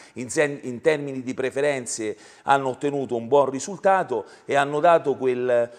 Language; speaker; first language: Italian; native; Italian